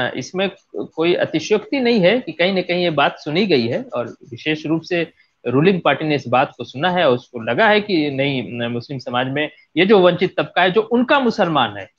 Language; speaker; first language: Hindi; non-native, local second language; Bhojpuri